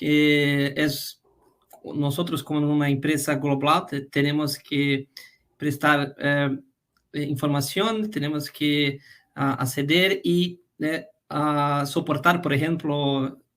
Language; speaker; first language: Spanish; non-native, fluent; Portuguese